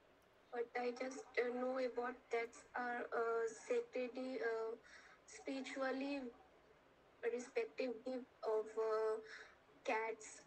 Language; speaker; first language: English; non-native, local second language; Bangla